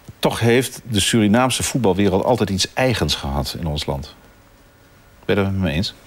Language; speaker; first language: Dutch; native; Dutch